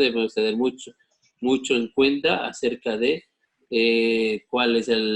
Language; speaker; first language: Spanish; native; Spanish